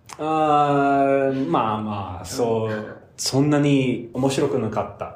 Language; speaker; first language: Japanese; non-native, fluent; English